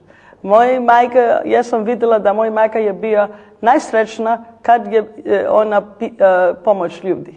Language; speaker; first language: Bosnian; non-native, learner; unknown